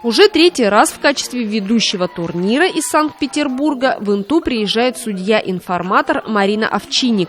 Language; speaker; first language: Russian; native; Russian